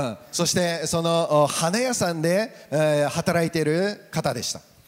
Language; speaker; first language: Japanese; native; Japanese